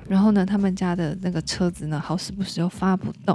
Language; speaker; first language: Chinese; native; Chinese